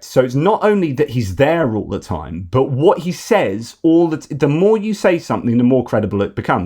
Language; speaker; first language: English; native; English